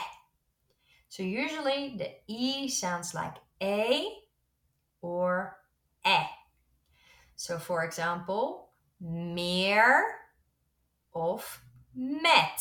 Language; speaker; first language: English; non-native, fluent; Dutch